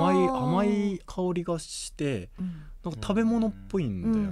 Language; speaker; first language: Japanese; native; Japanese